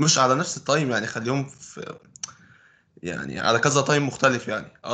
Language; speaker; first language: Arabic; native; Arabic